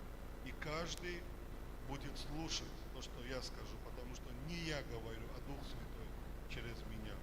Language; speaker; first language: Russian; non-native, fluent; Armenian